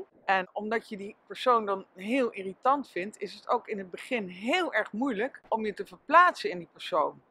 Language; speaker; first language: Dutch; native; Dutch